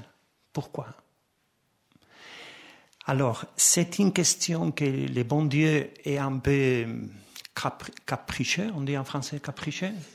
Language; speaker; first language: French; non-native, fluent; Spanish